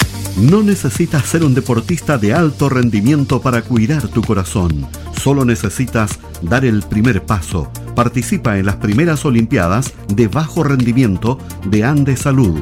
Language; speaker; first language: Spanish; native; Spanish